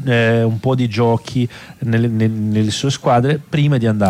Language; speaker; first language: Italian; non-native, fluent; Portuguese